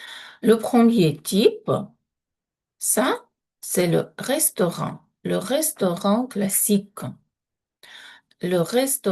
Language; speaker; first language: French; non-native, fluent; Ukrainian